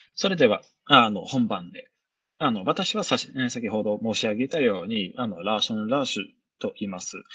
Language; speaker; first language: Japanese; non-native, fluent; Swedish